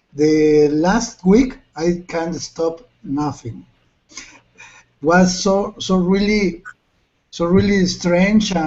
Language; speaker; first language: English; non-native, learner; Spanish